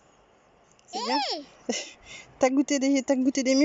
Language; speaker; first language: French; native; French